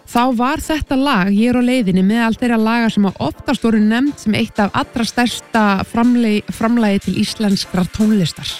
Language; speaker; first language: Icelandic; native; Icelandic